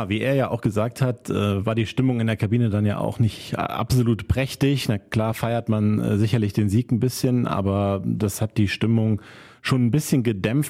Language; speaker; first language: German; native; German